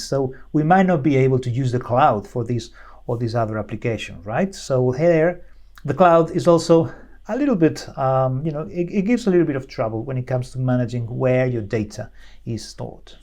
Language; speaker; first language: English; non-native, fluent; Spanish